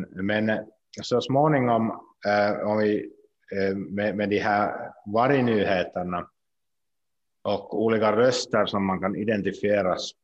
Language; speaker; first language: Swedish; non-native, local second language; Finnish